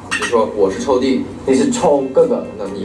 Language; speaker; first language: Chinese; non-native, learner; Thai